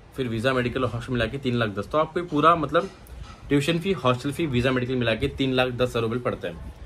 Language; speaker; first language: Hindi; non-native, local second language; Marathi